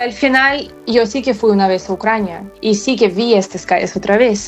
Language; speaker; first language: Spanish; non-native, fluent; Ukrainian